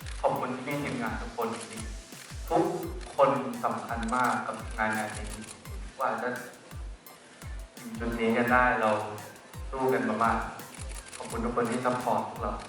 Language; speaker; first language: Thai; native; Thai